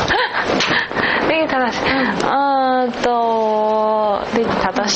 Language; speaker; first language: Japanese; non-native, learner; Chinese